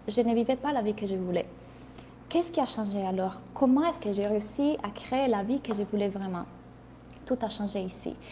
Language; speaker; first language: French; non-native, fluent; Italian